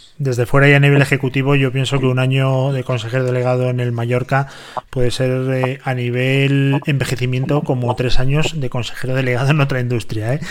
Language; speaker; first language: Spanish; native; Spanish